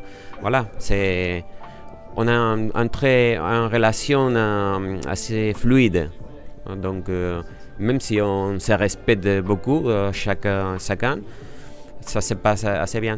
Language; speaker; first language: French; non-native, fluent; Spanish